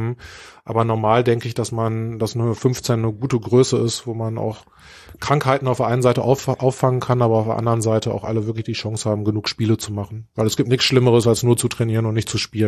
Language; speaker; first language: German; native; German